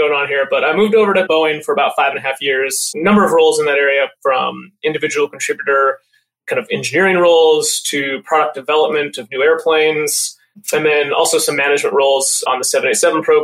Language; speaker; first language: English; native; English